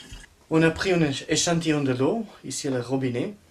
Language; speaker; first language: French; non-native, fluent; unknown